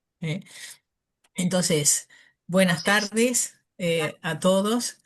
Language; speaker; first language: Spanish; native; Spanish